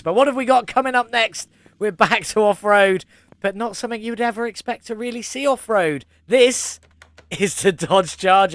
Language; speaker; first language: English; native; English